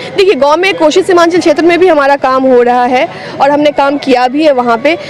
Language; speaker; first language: Hindi; native; Hindi